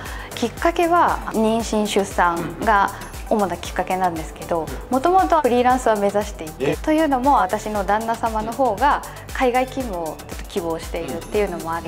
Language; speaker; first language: Japanese; native; Japanese